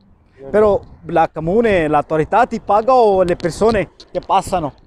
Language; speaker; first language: Italian; non-native, fluent; Urdu